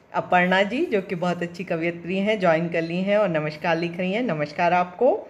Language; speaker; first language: Hindi; native; Hindi